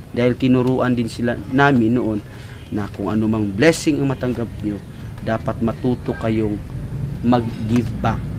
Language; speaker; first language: Filipino; non-native, local second language; Cebuano